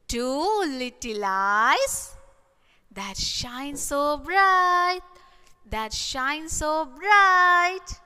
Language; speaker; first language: English; non-native, local second language; Malayalam